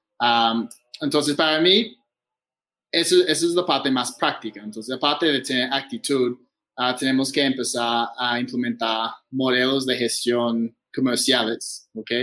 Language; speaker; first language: Spanish; non-native, fluent; English